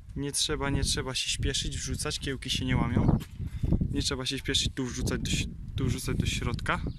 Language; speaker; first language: Polish; native; Polish